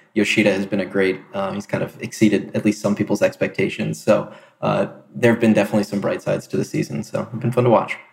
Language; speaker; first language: English; native; English